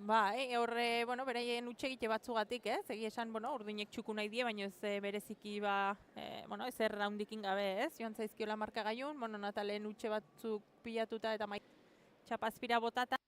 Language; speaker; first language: Basque; native; Basque